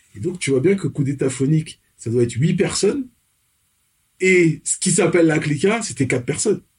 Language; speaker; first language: French; early bilingual, other home language; Fon